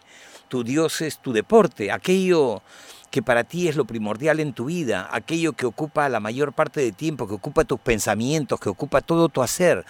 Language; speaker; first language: Spanish; native; Spanish